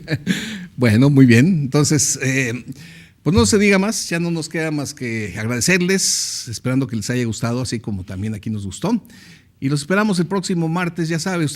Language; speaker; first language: Spanish; native; Spanish